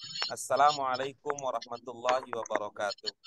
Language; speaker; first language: Indonesian; native; Indonesian